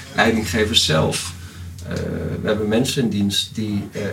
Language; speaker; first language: Dutch; native; Dutch